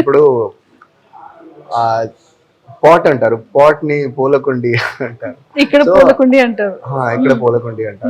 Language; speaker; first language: Telugu; non-native, fluent; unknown